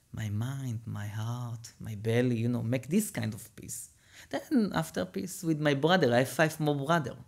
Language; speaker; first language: English; non-native, fluent; Hebrew